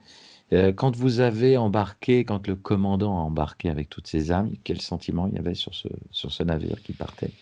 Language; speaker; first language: French; native; French